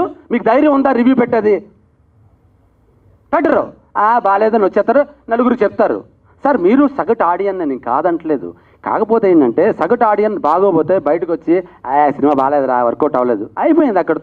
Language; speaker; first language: Telugu; native; Telugu